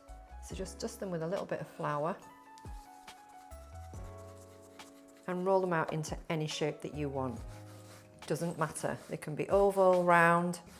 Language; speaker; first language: English; native; English